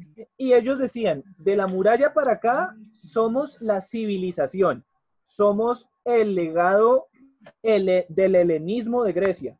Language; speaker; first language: Spanish; native; Spanish